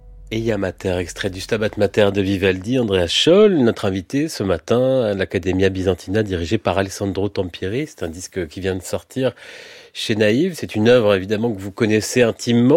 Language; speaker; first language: French; native; French